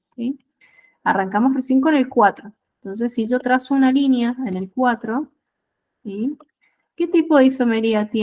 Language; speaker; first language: Spanish; native; Spanish